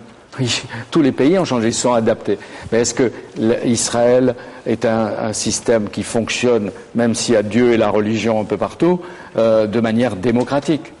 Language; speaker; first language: French; native; French